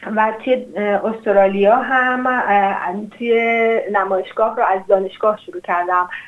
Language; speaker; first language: Persian; non-native, local second language; Azerbaijani